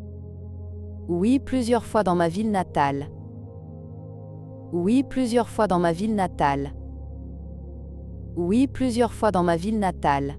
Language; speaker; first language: French; native; French